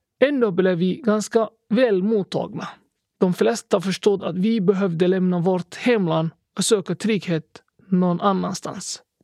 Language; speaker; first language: Swedish; early bilingual, other home language; Somali